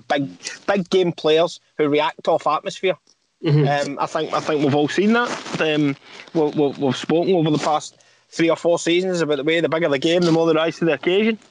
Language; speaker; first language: English; native; English